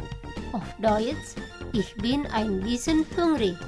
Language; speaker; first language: German; non-native, fluent; Indonesian